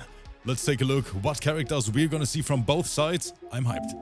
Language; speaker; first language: English; native; English